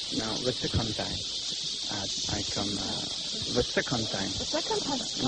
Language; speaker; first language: English; non-native, learner; French